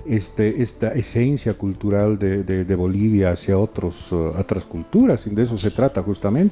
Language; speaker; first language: Spanish; native; Spanish